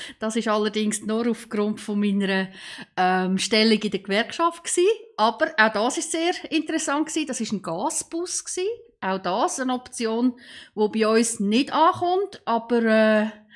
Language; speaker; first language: German; native; German